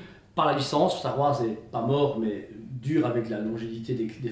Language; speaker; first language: French; native; French